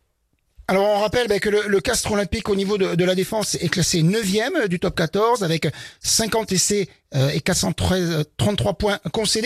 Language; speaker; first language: French; native; French